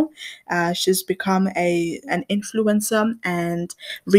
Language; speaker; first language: English; non-native, local second language; Shona